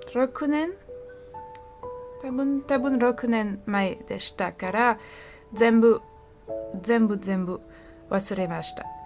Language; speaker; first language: Japanese; non-native, learner; French